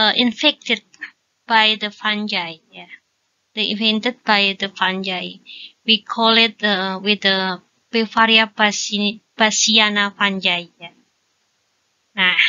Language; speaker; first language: English; non-native, learner; Indonesian